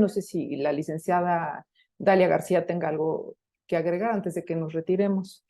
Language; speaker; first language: Spanish; native; Spanish